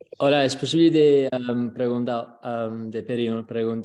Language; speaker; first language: Spanish; non-native, learner; English